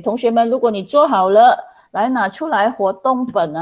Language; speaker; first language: Chinese; non-native, local second language; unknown